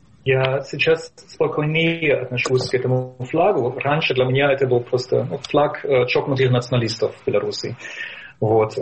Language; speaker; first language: Russian; non-native, fluent; German